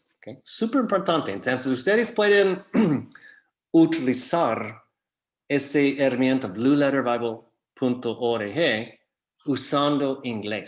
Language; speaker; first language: Spanish; non-native, fluent; English